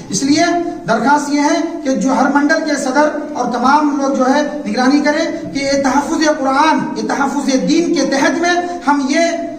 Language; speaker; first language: Urdu; native; Urdu